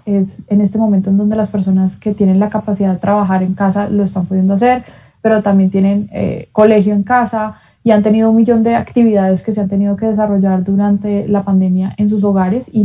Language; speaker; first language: Spanish; native; Spanish